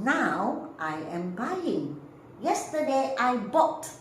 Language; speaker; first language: English; non-native, fluent; Malay